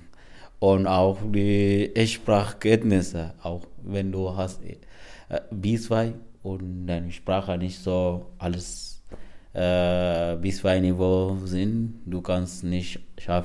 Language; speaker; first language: German; non-native, learner; Arabic